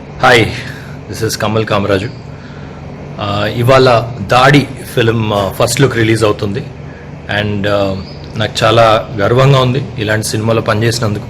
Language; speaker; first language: Telugu; native; Telugu